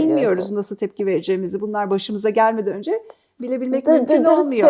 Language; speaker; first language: Turkish; native; Turkish